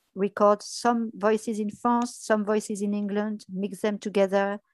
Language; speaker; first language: English; non-native, fluent; French